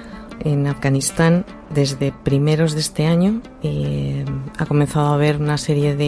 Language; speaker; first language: Spanish; native; Spanish